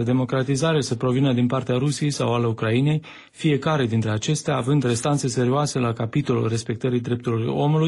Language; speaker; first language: Romanian; native; Romanian